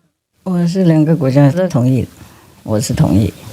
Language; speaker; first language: Chinese; non-native, fluent; Vietnamese